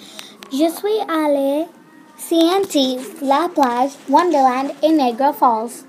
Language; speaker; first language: French; non-native, learner; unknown